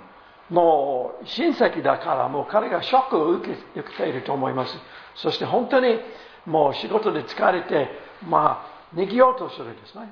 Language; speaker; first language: Japanese; non-native, fluent; English